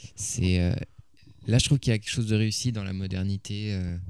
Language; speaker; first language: French; native; French